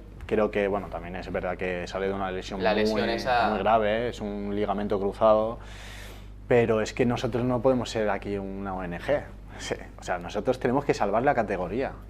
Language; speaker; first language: Spanish; native; Spanish